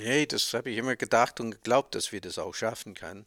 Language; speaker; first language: German; non-native, learner; English